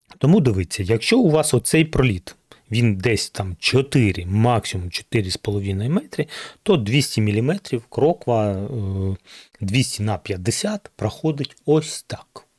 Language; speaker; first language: Ukrainian; non-native, local second language; Russian